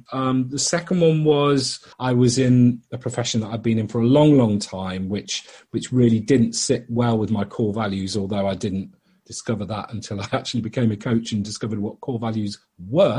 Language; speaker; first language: English; native; English